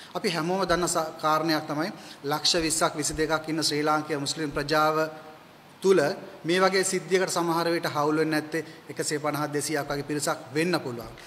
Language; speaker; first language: Sinhala; non-native, local second language; Tamil